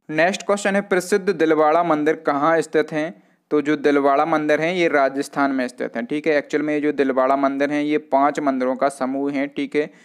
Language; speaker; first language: Hindi; native; Hindi